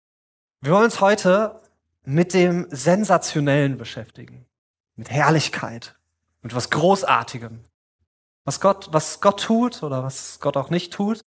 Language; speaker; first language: German; native; German